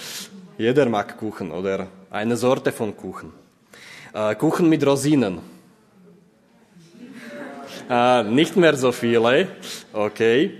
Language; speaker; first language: German; non-native, fluent; Slovak